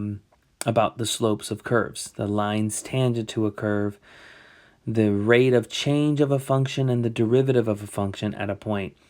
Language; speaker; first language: English; native; English